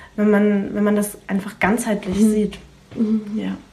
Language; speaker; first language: German; native; German